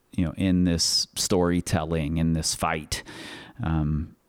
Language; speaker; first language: English; native; English